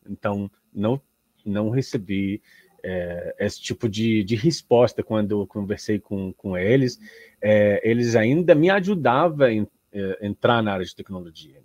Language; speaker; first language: Portuguese; non-native, learner; Arabic